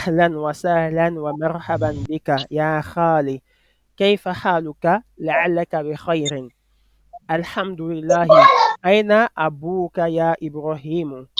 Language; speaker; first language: Arabic; non-native, fluent; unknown